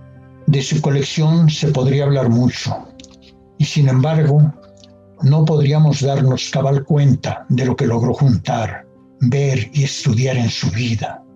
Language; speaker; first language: Spanish; native; Spanish